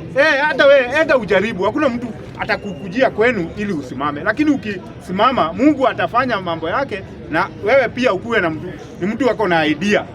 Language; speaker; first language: Swahili; non-native, local second language; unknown